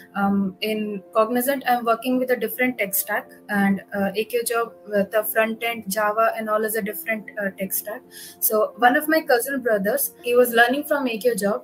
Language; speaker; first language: English; non-native, local second language; Odia